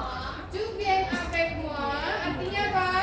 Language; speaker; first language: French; non-native, fluent; Indonesian